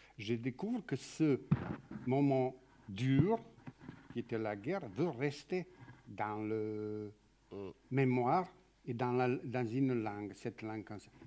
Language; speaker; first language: French; non-native, fluent; Serbian